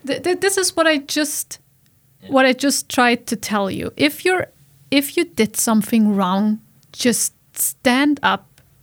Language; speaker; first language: English; non-native, fluent; German